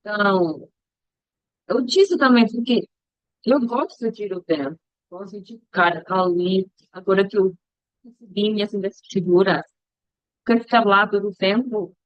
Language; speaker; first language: Portuguese; non-native, learner; Spanish